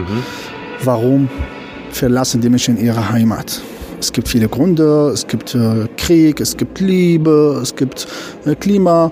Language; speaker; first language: German; non-native, fluent; Arabic